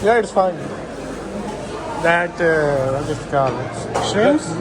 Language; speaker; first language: English; non-native, learner; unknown